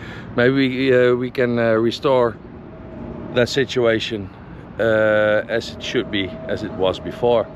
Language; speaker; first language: English; non-native, fluent; Dutch